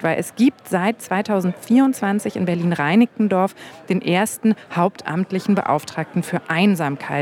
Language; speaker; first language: German; native; German